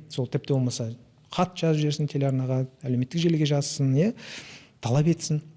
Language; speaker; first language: Kazakh; native; Kazakh